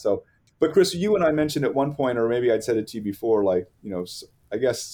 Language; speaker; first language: English; native; English